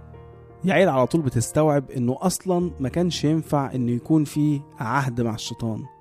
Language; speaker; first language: Arabic; native; Arabic